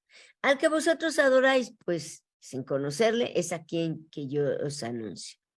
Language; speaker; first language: Spanish; native; Spanish